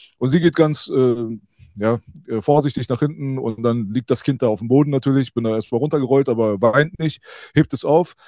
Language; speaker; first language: German; early bilingual, other home language; Persian